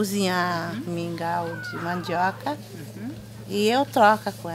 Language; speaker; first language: Portuguese; non-native, local second language; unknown